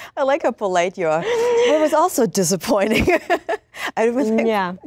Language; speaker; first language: English; non-native, fluent; German